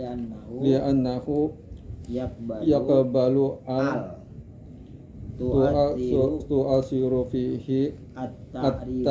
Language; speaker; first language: Arabic; non-native, learner; Banjar